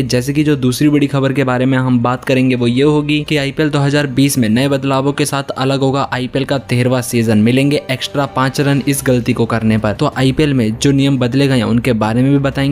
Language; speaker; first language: Hindi; native; Hindi